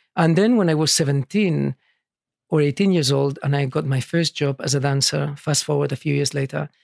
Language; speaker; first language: English; early bilingual, other home language; Catalan